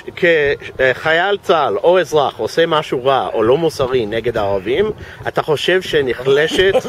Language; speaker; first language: Hebrew; non-native, fluent; English